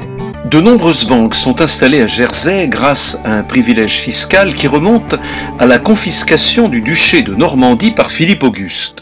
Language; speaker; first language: French; native; French